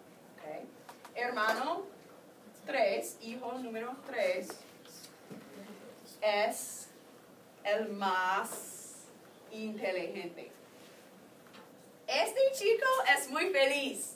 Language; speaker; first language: Spanish; non-native, fluent; English